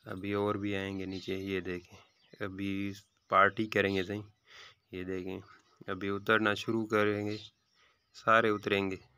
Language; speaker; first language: Urdu; non-native, local second language; Sindhi